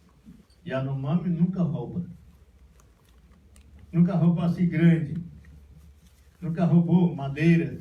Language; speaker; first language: Portuguese; non-native, local second language; Yanomámi